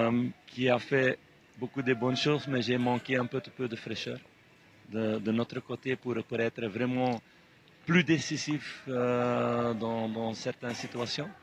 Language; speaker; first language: French; non-native, fluent; Dutch